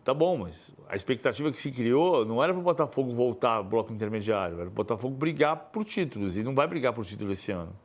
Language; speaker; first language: Portuguese; native; Portuguese